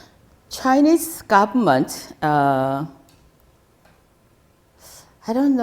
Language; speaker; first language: English; non-native, fluent; Korean